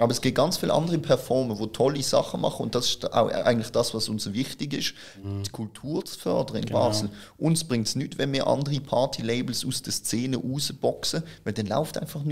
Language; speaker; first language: German; native; German